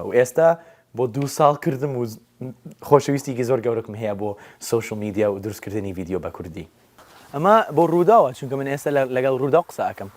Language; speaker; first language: Central Kurdish; non-native, fluent; English